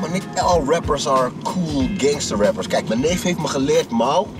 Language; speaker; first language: Dutch; native; Dutch